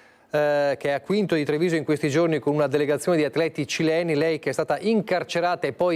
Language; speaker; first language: Italian; native; Italian